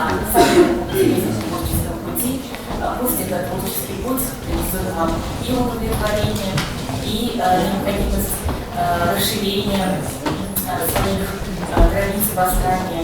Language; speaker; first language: Russian; native; Russian